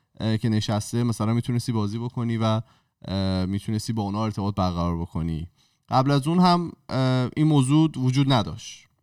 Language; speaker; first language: Persian; native; Persian